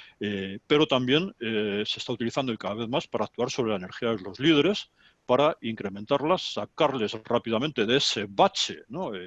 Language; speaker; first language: Spanish; native; Spanish